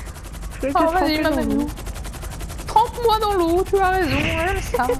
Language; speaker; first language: French; native; French